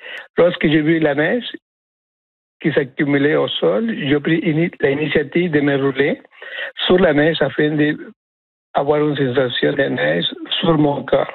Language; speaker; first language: French; non-native, fluent; Spanish